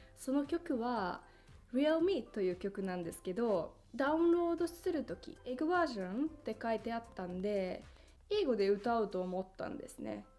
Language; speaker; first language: Japanese; non-native, fluent; Finnish